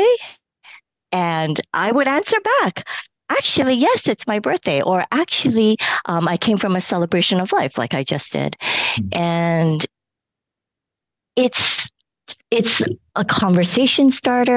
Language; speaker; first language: English; early bilingual, other home language; Cantonese